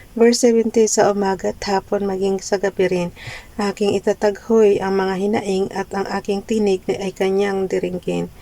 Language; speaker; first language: Filipino; non-native, local second language; Cebuano